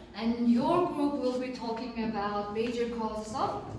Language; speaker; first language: English; non-native, fluent; Mongolian